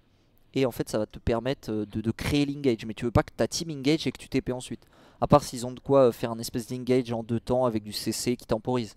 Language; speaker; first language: French; native; French